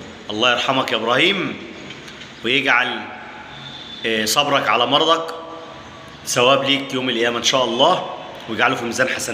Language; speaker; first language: Arabic; native; Arabic